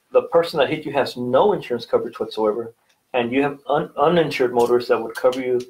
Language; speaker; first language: English; native; English